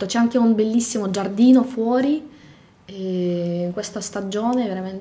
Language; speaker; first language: Italian; non-native, fluent; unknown